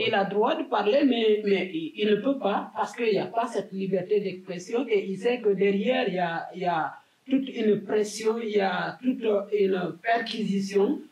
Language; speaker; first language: French; non-native, local second language; Fula